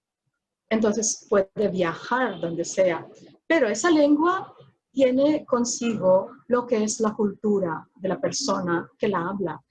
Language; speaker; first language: Spanish; non-native, fluent; Filipino